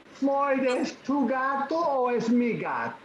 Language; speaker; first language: Spanish; non-native, fluent; English